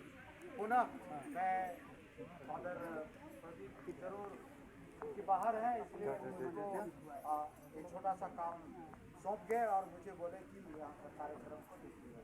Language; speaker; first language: Hindi; native; Hindi